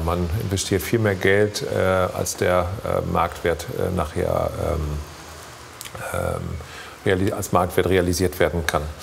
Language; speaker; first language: German; native; German